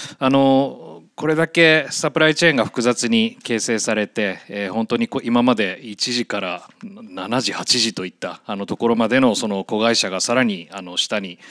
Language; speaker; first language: Japanese; native; Japanese